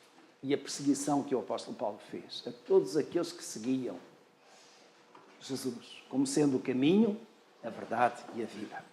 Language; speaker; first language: Portuguese; native; Portuguese